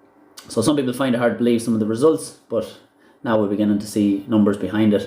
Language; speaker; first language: English; native; English